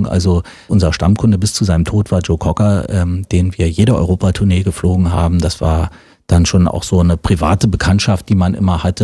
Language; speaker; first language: German; native; German